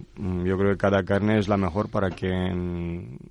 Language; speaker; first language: Spanish; non-native, fluent; Romanian